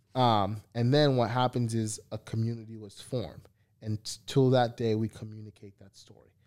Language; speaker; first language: English; early bilingual, other home language; Haitian Creole